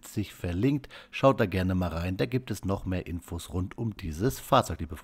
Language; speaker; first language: German; native; German